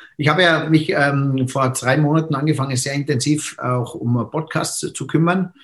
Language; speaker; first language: German; native; German